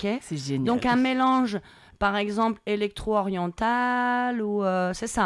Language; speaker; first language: French; native; French